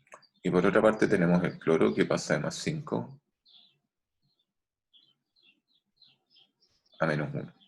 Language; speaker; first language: Spanish; native; Spanish